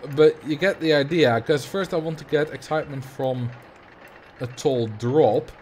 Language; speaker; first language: English; non-native, fluent; Dutch